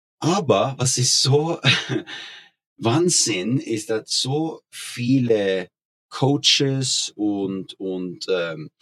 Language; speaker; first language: German; non-native, learner; Norwegian